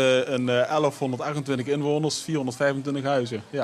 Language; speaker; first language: Dutch; native; Dutch